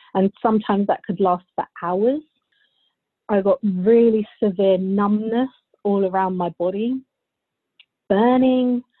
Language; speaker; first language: English; early bilingual, other home language; Bulgarian